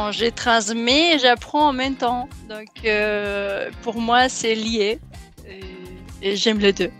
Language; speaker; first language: French; non-native, fluent; Spanish